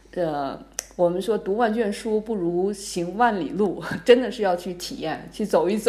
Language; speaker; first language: Chinese; native; Chinese